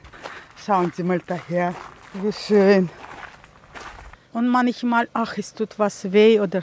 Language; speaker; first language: German; early bilingual, heritage; German